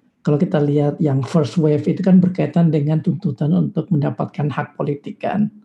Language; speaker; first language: Indonesian; native; Indonesian